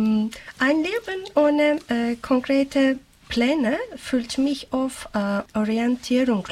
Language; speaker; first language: German; non-native, learner; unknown